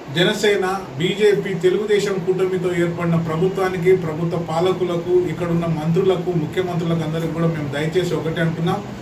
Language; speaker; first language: Telugu; non-native, local second language; Lambadi